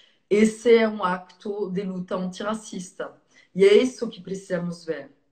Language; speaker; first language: Portuguese; non-native, fluent; French